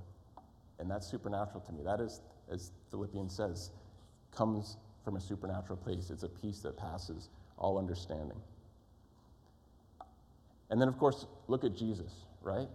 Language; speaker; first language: English; native; English